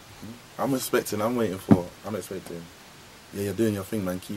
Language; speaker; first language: English; native; English